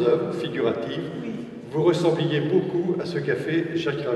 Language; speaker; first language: French; native; French